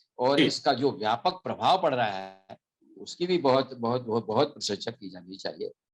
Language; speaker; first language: Hindi; native; Hindi